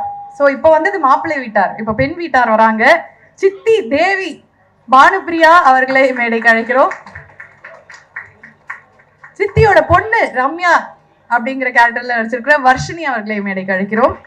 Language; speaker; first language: Tamil; native; Tamil